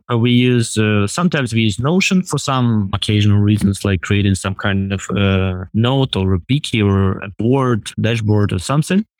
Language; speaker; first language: English; non-native, fluent; Russian